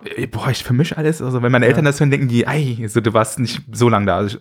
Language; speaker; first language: German; native; German